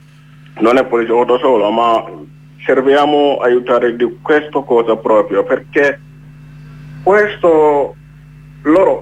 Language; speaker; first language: Italian; non-native, learner; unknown